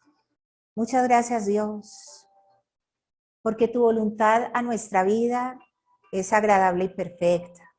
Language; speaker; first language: Spanish; native; Spanish